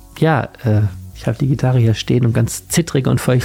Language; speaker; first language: German; native; German